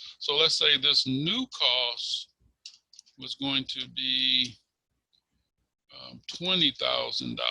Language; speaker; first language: English; native; English